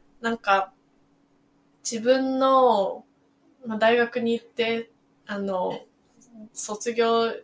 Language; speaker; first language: Japanese; non-native, fluent; Chinese